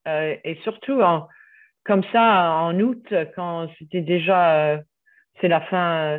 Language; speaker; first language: French; non-native, fluent; English